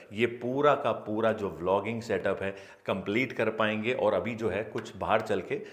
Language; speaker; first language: Hindi; native; Hindi